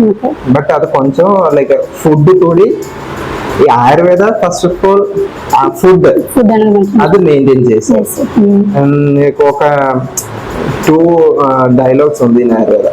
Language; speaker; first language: Telugu; non-native, learner; Malayalam